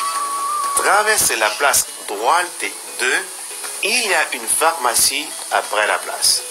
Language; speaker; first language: French; non-native, learner; Spanish